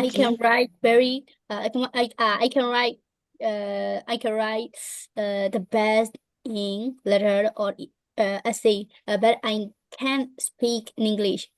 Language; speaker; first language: English; non-native, learner; Burmese